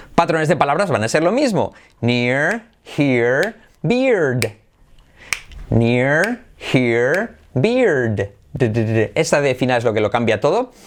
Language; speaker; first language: Spanish; native; Spanish